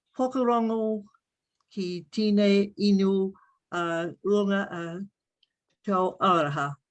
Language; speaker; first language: Māori; non-native, local second language; English